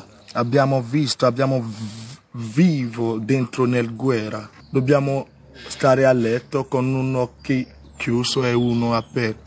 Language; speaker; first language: Italian; non-native, learner; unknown